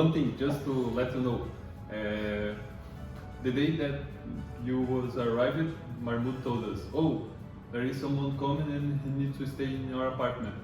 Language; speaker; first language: English; non-native, learner; Portuguese